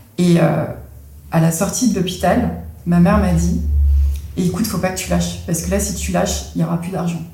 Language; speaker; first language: French; native; French